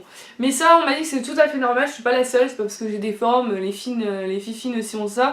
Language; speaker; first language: French; native; French